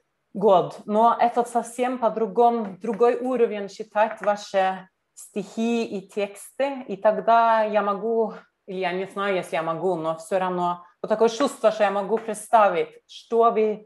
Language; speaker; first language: Russian; non-native, learner; Norwegian